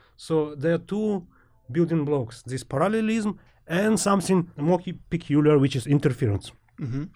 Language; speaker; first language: English; non-native, fluent; Ukrainian